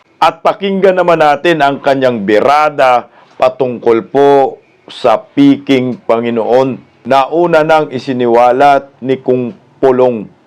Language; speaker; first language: Filipino; native; Filipino